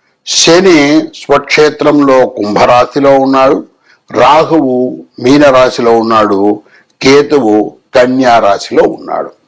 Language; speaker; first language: Telugu; native; Telugu